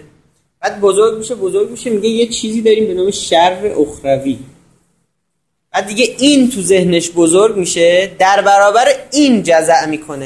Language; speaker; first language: Persian; native; Persian